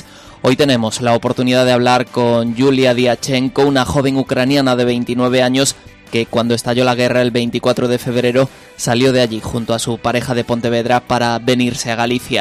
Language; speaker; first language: Spanish; native; Spanish